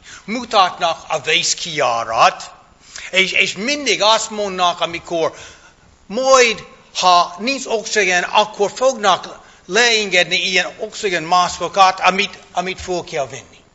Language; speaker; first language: Hungarian; non-native, fluent; English